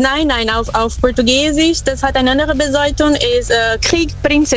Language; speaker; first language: German; non-native, fluent; Portuguese